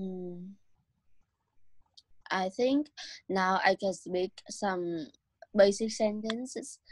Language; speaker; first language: English; non-native, learner; Vietnamese